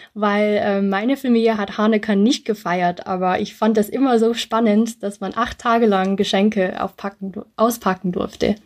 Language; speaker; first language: German; early bilingual, other home language; English